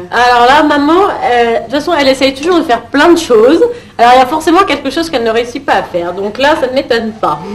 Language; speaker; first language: French; native; French